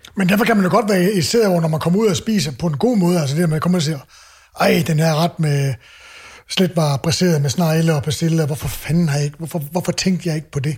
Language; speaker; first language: Danish; native; Danish